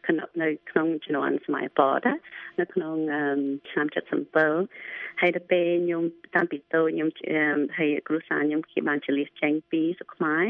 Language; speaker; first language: Khmer; early bilingual, other home language; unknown